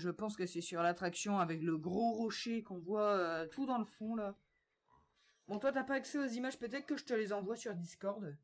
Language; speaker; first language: French; native; French